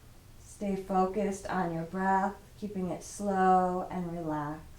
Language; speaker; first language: English; native; English